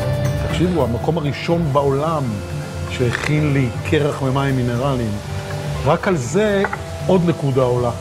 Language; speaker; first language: Hebrew; native; Hebrew